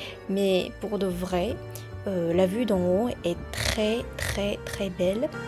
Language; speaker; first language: French; non-native, fluent; Vietnamese